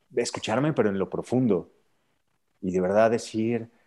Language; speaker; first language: Spanish; native; Spanish